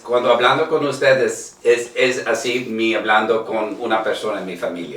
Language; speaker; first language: Spanish; non-native, learner; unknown